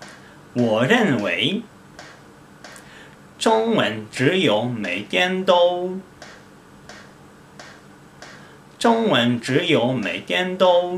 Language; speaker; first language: Chinese; non-native, fluent; Japanese